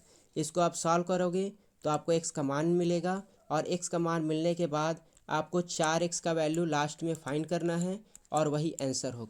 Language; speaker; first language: Hindi; native; Hindi